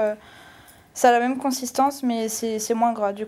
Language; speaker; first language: French; native; French